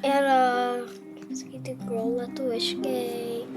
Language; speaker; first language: Lithuanian; early bilingual, heritage; Lithuanian